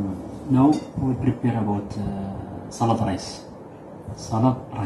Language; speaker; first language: English; non-native, learner; Arabic